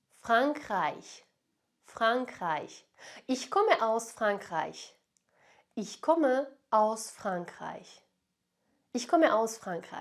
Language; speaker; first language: German; non-native, fluent; Turkish